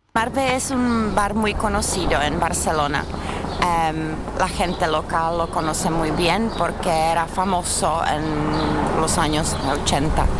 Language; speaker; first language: Spanish; non-native, fluent; Czech